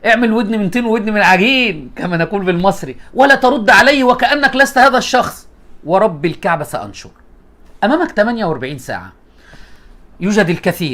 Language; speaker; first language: Arabic; native; Arabic